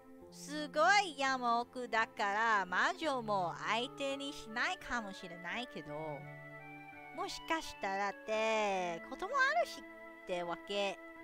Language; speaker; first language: Japanese; non-native, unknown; English